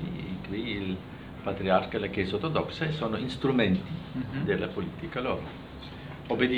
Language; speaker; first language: Italian; non-native, fluent; German